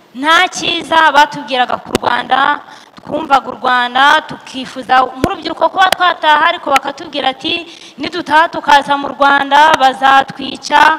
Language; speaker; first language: Kinyarwanda; early bilingual, heritage; Kinyarwanda